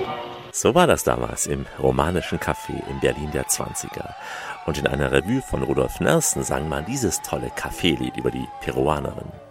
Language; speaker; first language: German; native; German